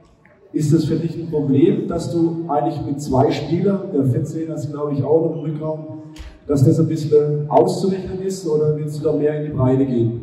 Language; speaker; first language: German; native; German